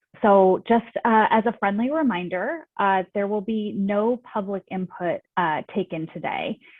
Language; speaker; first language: English; native; English